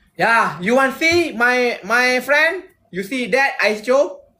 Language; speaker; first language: English; non-native, learner; Malay